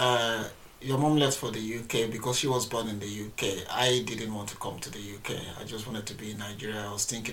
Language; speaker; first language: English; non-native, local second language; Yoruba